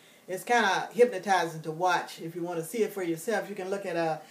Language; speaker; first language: English; native; English